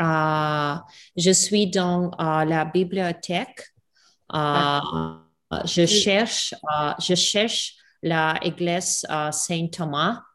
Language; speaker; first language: French; non-native, learner; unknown